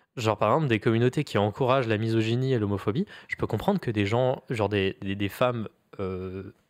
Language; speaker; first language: French; native; French